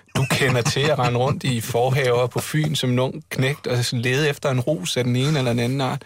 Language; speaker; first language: Danish; native; Danish